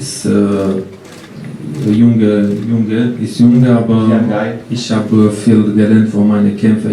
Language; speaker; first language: German; non-native, learner; Romanian